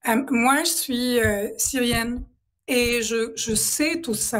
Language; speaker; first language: French; non-native, local second language; Arabic